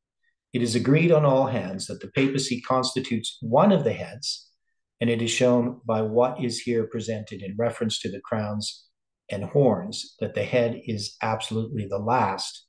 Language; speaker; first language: English; native; English